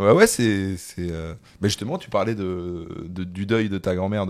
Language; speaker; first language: French; native; French